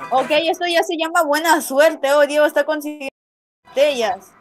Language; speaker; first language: Spanish; native; Spanish